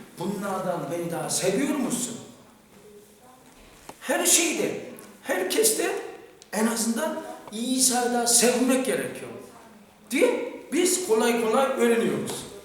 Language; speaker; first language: Turkish; non-native, fluent; Korean